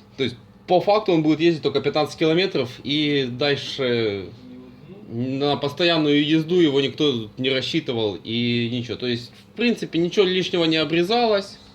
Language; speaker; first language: Russian; native; Russian